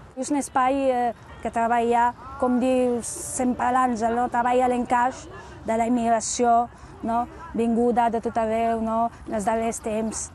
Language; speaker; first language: Catalan; non-native, fluent; Arabic